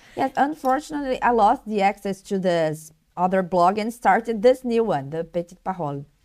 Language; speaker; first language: English; non-native, learner; Portuguese